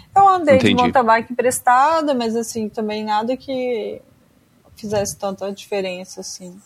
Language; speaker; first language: Portuguese; native; Portuguese